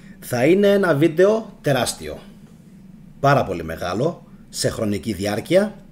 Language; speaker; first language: Greek; early bilingual, heritage; Greek